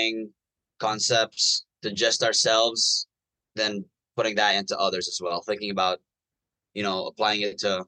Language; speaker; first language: English; non-native, local second language; Filipino